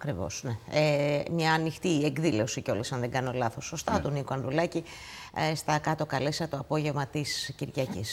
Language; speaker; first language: Greek; native; Greek